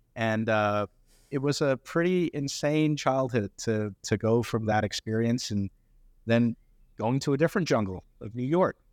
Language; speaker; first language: English; early bilingual, other home language; Hindi